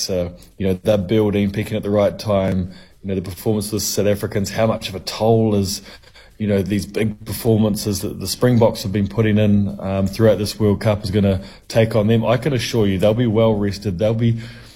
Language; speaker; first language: English; native; English